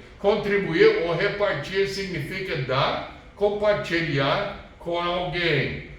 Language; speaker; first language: Portuguese; non-native, fluent; English